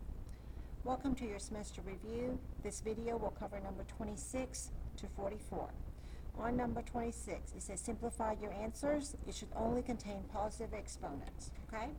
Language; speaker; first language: English; native; English